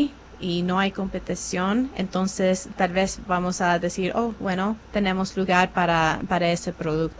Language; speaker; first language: Spanish; non-native, fluent; English